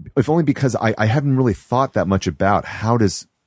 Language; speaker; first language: English; native; English